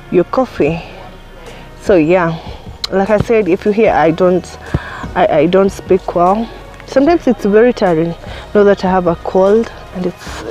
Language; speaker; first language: English; non-native, local second language; Kikuyu